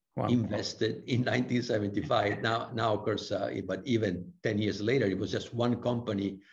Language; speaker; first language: English; non-native, fluent; Italian